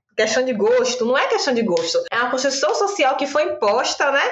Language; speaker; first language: Portuguese; native; Portuguese